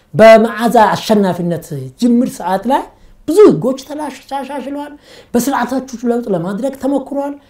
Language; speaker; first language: Amharic; non-native, local second language; Oromo